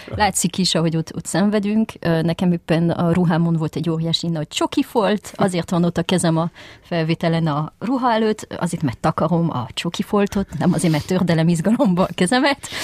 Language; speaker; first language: Hungarian; early bilingual, heritage; French